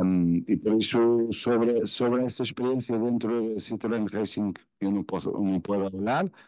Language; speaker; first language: Spanish; non-native, fluent; Portuguese